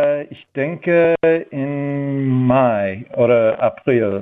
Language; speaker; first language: German; non-native, fluent; English